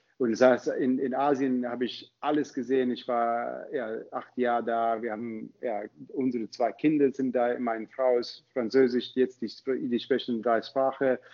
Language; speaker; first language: German; non-native, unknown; English